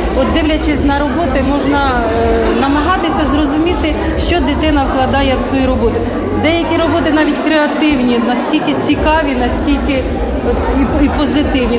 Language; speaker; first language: Ukrainian; native; Ukrainian